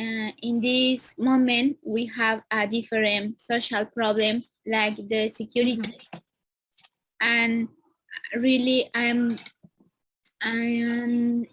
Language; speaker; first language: English; non-native, learner; Spanish